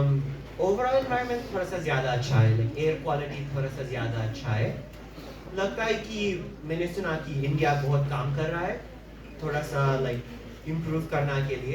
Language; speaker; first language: Hindi; early bilingual, heritage; English